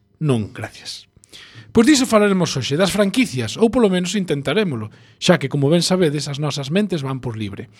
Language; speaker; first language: Galician; native; Galician